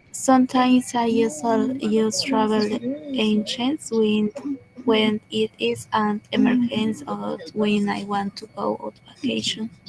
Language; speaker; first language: English; non-native, learner; Spanish